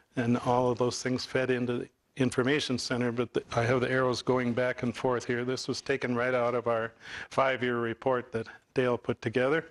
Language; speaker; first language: English; native; English